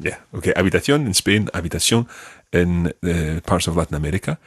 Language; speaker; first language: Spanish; non-native, fluent; English